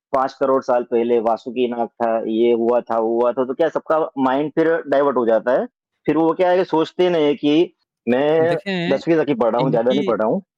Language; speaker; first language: Hindi; non-native, local second language; Gujarati